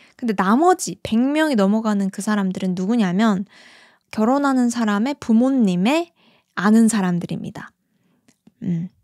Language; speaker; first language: Korean; native; Korean